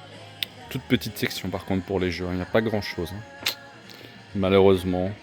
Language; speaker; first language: French; native; French